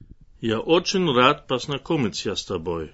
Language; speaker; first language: Russian; non-native, learner; German